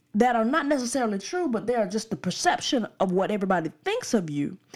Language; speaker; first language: English; native; English